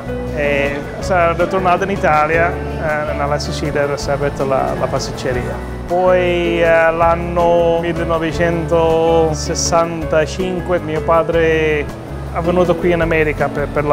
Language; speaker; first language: Italian; early bilingual, heritage; Italian